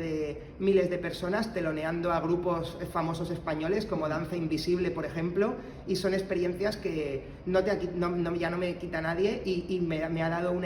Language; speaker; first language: Spanish; native; Spanish